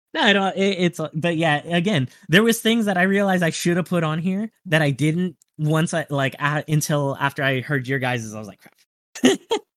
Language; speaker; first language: English; early bilingual, other home language; Spanish